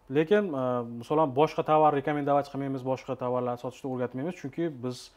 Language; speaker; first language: Uzbek; early bilingual, heritage; Uzbek